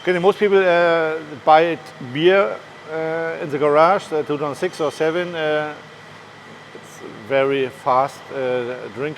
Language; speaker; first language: English; non-native, learner; German